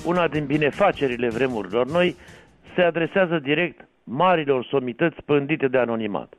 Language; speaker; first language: Romanian; native; Romanian